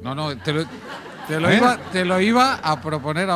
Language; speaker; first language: Spanish; native; Spanish